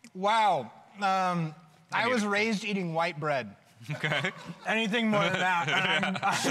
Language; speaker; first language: English; native; English